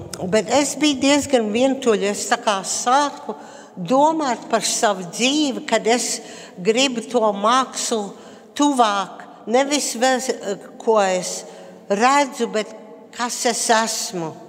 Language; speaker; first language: Latvian; early bilingual, heritage; Latvian